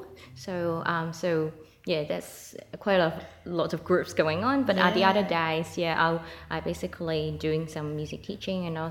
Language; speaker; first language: English; non-native, local second language; Cantonese